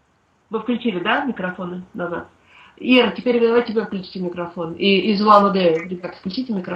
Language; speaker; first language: Russian; native; Russian